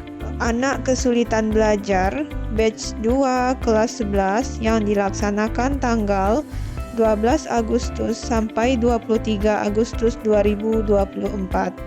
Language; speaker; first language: Indonesian; native; Indonesian